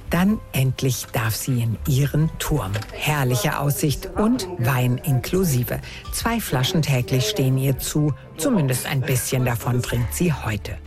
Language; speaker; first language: German; native; German